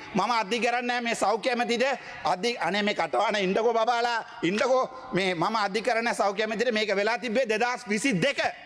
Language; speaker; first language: Sinhala; non-native, local second language; Tamil